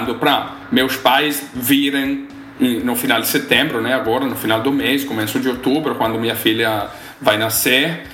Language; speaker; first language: Portuguese; non-native, fluent; Italian